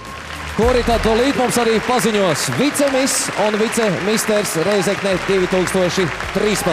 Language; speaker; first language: Latvian; native; Latvian